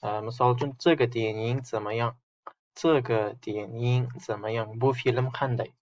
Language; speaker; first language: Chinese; non-native, fluent; Uzbek